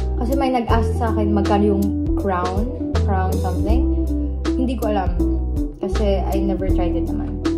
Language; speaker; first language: Filipino; non-native, local second language; Cebuano